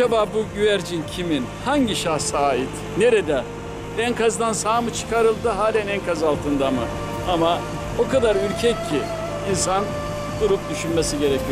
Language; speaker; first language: Turkish; native; Turkish